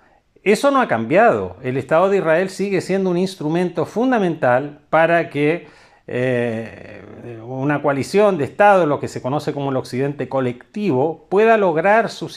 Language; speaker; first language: Spanish; native; Spanish